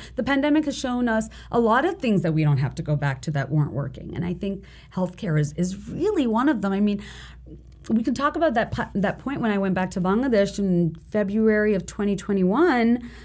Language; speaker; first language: English; non-native, local second language; Bangla